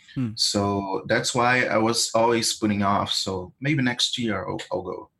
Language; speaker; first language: English; non-native, fluent; Portuguese